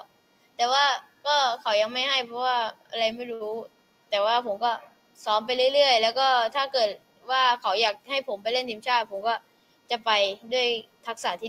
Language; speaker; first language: Thai; early bilingual, other home language; Portuguese